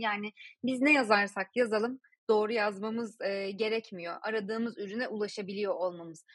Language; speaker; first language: Turkish; native; Turkish